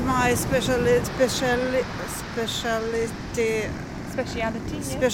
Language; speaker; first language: English; non-native, learner; Ukrainian